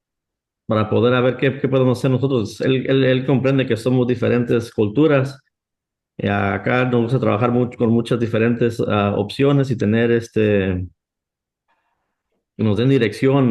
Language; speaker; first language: Spanish; early bilingual, heritage; Spanish